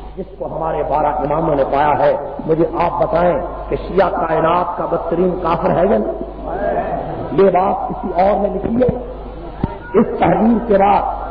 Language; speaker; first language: Urdu; non-native, local second language; Punjabi